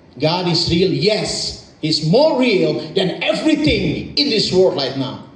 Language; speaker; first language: English; non-native, learner; Indonesian